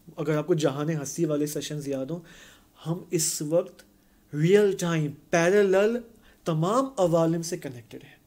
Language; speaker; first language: Urdu; native; Urdu